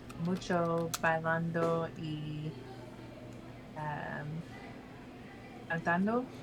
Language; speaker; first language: Spanish; non-native, learner; English